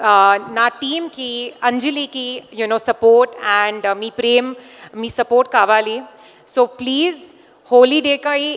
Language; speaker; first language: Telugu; non-native, learner; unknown